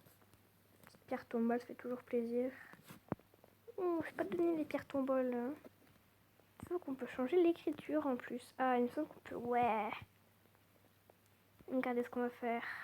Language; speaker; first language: French; native; French